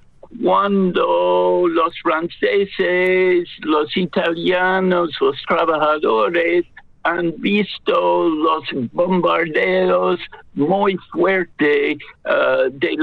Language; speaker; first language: Spanish; non-native, fluent; English